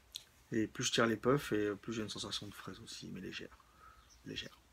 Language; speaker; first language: French; native; French